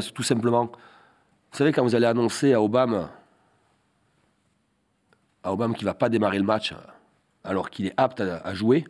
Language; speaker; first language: French; native; French